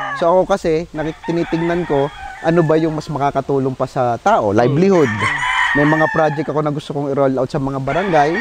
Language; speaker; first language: Filipino; native; Filipino